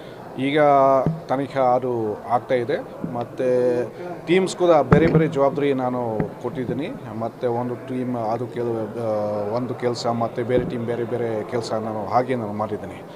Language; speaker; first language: Kannada; non-native, fluent; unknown